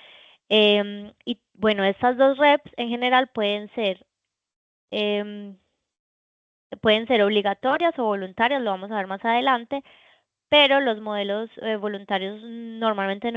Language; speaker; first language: Spanish; native; Spanish